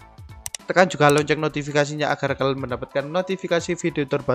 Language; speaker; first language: Indonesian; native; Indonesian